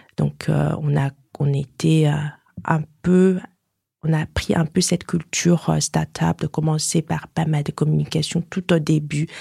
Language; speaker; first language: French; non-native, fluent; Chinese